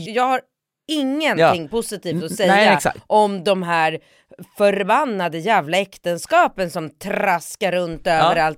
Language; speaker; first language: Swedish; native; Swedish